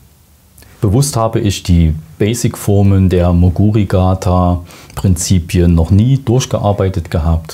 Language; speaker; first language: German; native; German